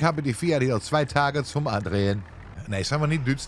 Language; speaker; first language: German; non-native, learner; Dutch